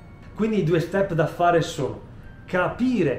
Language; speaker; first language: Italian; native; Italian